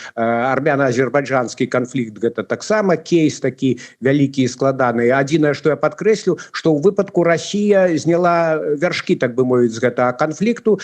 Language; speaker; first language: Belarusian; native; Belarusian